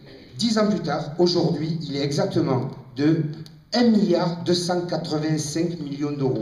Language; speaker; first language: French; native; French